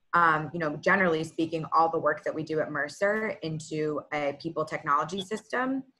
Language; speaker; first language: English; native; English